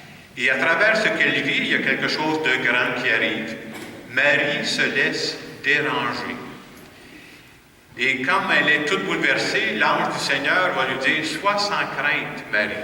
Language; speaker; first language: French; native; French